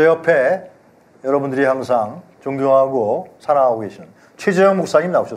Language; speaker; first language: Korean; native; Korean